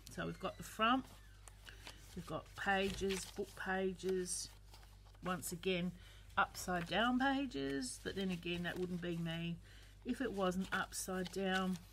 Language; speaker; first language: English; native; English